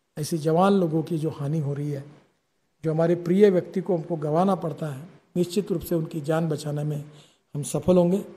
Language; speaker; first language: Hindi; non-native, local second language; Marathi